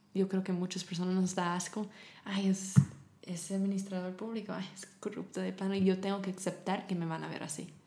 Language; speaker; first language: Spanish; non-native, fluent; English